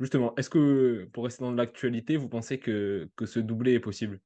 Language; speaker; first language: French; native; French